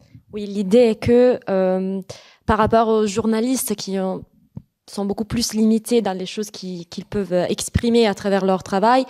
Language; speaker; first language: French; non-native, fluent; Italian